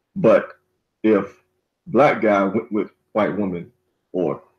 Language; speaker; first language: English; native; English